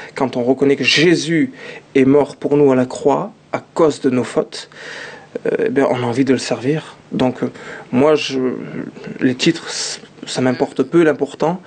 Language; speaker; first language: French; early bilingual, other home language; Arabic